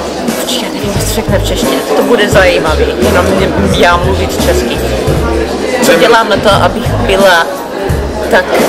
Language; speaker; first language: Czech; early bilingual, heritage; Czech